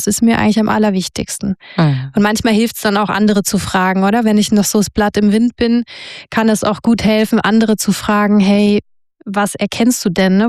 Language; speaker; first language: German; native; German